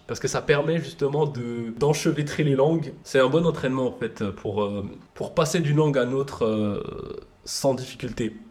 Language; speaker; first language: French; native; French